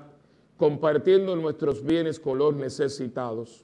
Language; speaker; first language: Spanish; native; Spanish